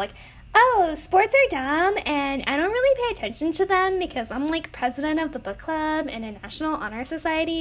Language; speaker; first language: English; native; English